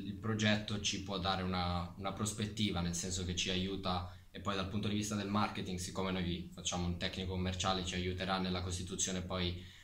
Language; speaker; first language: Italian; native; Italian